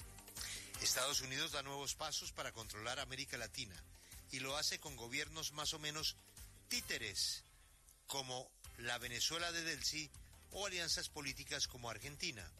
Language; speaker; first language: Spanish; native; Spanish